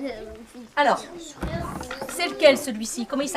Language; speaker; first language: French; native; French